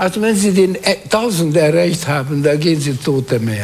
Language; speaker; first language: German; non-native, fluent; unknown